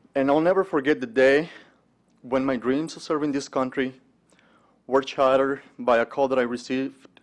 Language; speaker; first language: English; early bilingual, other home language; Spanish